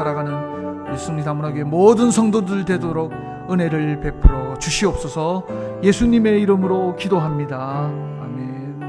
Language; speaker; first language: Korean; native; Korean